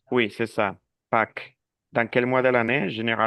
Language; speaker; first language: French; non-native, fluent; Spanish